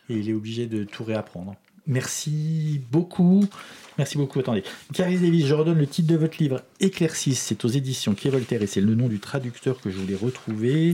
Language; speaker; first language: French; native; French